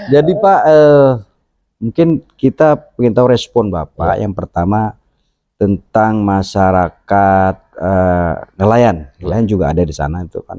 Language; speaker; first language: Indonesian; native; Indonesian